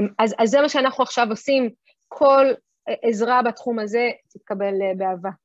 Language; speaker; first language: Hebrew; early bilingual, other home language; Russian